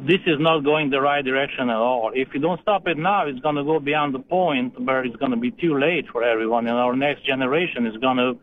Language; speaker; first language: English; non-native, fluent; Romanian